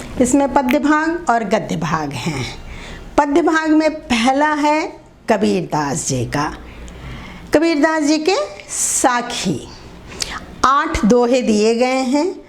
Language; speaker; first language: Hindi; non-native, local second language; Telugu